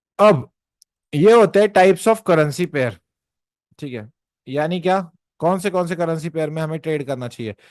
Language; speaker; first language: Hindi; non-native, local second language; Marathi